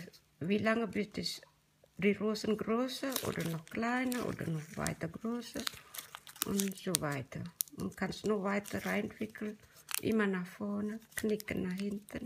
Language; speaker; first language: German; non-native, learner; Indonesian